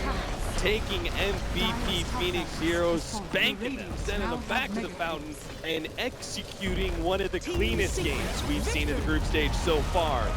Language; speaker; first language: English; native; English